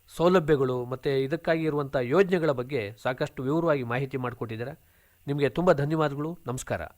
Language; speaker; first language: Kannada; native; Kannada